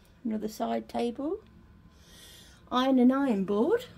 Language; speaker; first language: English; native; English